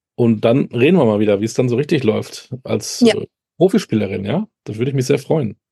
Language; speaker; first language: German; native; German